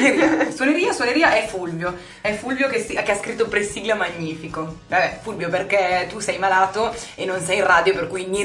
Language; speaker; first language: Italian; native; Italian